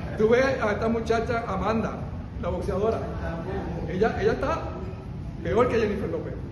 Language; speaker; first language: Spanish; early bilingual, heritage; Spanish